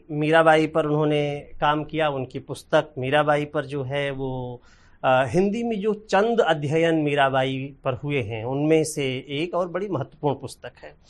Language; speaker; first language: Hindi; native; Hindi